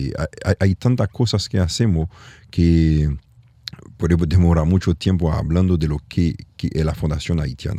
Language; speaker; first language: Spanish; non-native, learner; French